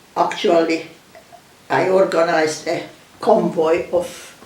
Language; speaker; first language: English; non-native, fluent; Hungarian